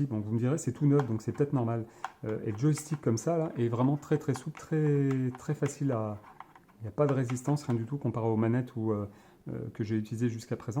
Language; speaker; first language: French; native; French